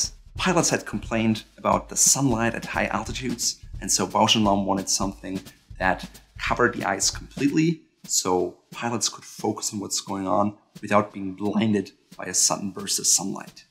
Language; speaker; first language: English; non-native, fluent; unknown